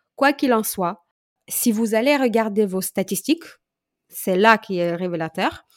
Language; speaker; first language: French; non-native, fluent; Romanian